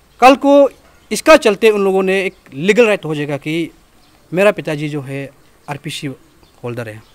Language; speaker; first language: Hindi; non-native, local second language; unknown